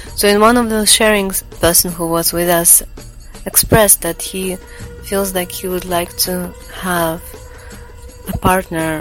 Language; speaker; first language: English; non-native, fluent; Latvian